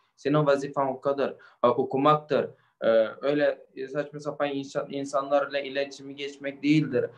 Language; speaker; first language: Turkish; non-native, fluent; Uyghur